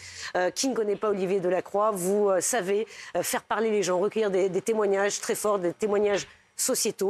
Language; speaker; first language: French; native; French